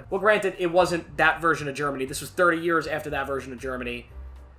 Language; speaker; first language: English; native; English